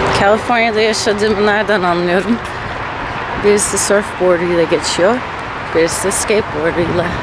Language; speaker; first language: Turkish; early bilingual, heritage; Turkish